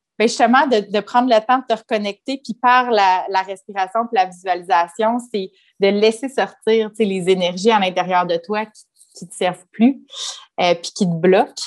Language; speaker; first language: French; native; French